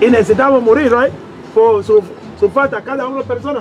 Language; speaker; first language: Spanish; non-native, learner; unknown